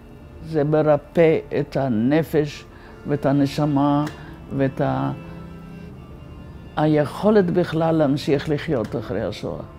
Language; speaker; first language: Hebrew; non-native, fluent; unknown